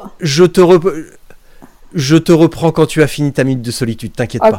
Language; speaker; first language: French; native; French